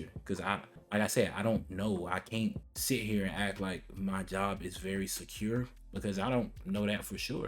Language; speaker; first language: English; native; English